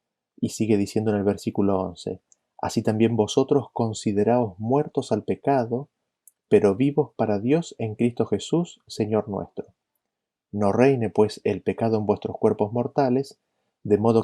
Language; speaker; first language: Spanish; native; Spanish